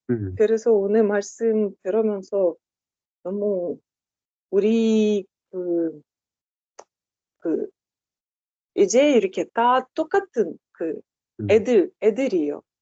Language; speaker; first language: Korean; non-native, learner; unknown